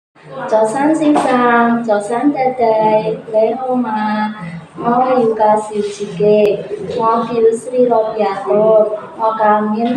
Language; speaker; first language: Cantonese; non-native, learner; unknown